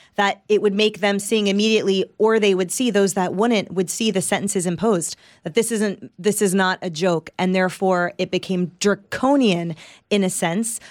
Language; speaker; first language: English; early bilingual, other home language; Italian